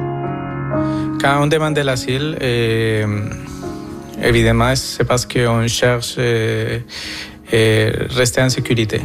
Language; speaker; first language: French; non-native, fluent; Spanish